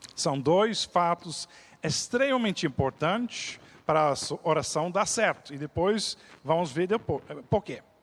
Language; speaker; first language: Portuguese; non-native, fluent; Dutch